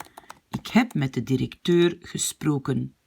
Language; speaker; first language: Dutch; non-native, fluent; French